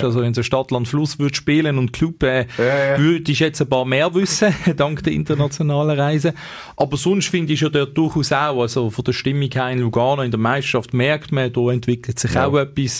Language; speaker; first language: German; native; German